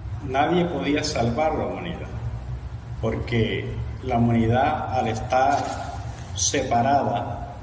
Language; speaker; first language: Spanish; native; Spanish